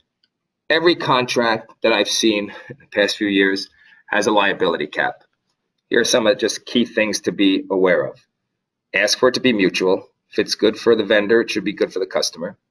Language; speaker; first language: English; native; English